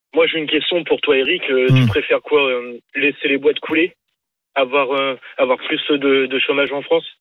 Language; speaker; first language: French; native; French